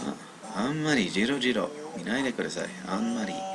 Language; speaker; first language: Japanese; non-native, learner; English